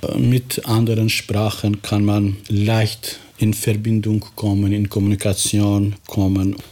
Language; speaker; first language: German; non-native, fluent; Albanian